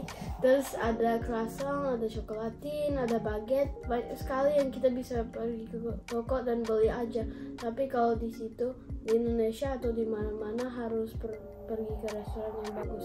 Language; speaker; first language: Indonesian; early bilingual, heritage; Indonesian